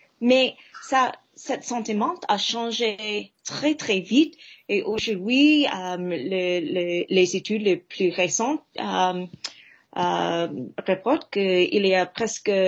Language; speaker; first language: French; non-native, fluent; English